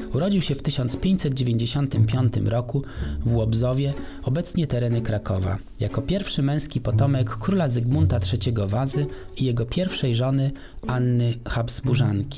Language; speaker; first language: Polish; native; Polish